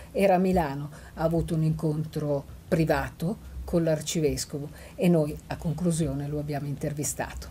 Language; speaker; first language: Italian; native; Italian